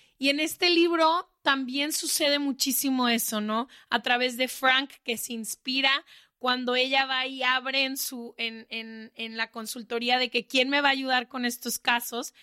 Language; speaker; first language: Spanish; native; Spanish